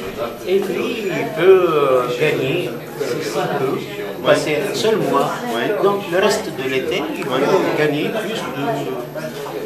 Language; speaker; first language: French; non-native, local second language; Arabic